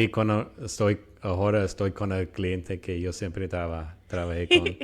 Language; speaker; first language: Spanish; non-native, fluent; English